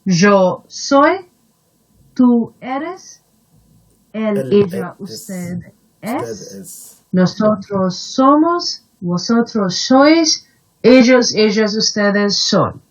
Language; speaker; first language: Spanish; non-native, fluent; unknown